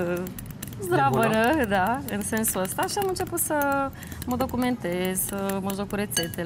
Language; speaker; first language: Romanian; native; Romanian